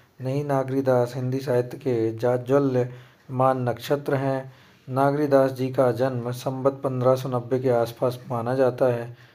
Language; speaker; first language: Hindi; native; Hindi